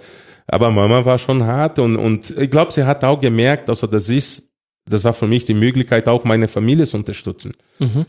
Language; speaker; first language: German; non-native, fluent; Portuguese